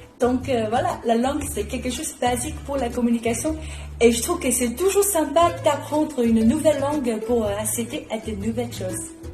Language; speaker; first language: French; non-native, fluent; Chinese